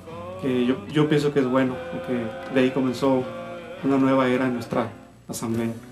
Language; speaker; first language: Spanish; native; Spanish